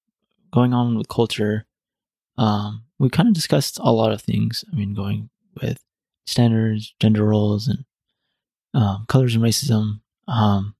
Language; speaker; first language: English; native; English